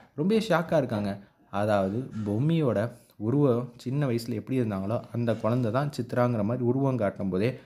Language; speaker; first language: Tamil; native; Tamil